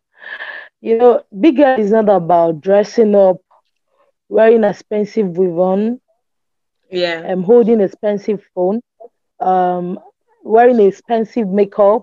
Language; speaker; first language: English; non-native, local second language; Igbo